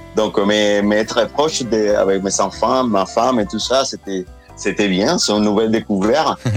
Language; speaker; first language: French; non-native, fluent; Spanish